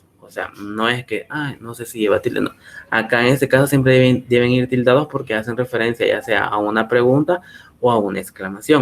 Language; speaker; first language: Spanish; native; Spanish